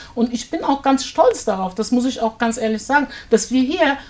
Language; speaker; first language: German; non-native, fluent; Turkish